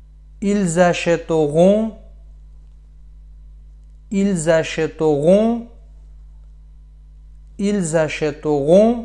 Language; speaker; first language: French; non-native, fluent; Pashto